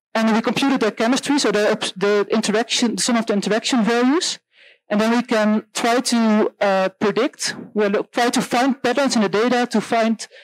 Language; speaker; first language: English; non-native, fluent; Dutch